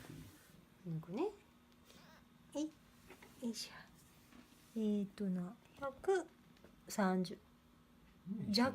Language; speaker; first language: Japanese; native; Japanese